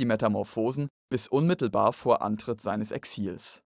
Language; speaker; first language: German; native; German